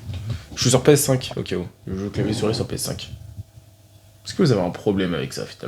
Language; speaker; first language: French; native; French